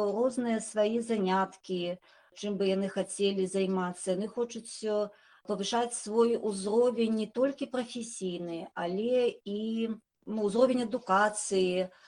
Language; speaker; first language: Belarusian; native; Belarusian